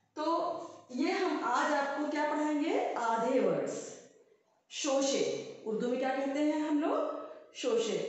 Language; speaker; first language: Hindi; native; Hindi